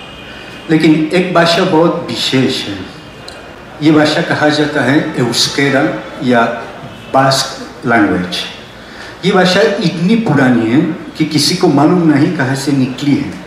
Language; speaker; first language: Hindi; non-native, fluent; Spanish